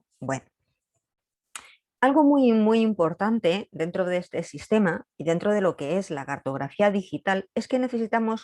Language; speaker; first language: Spanish; native; Spanish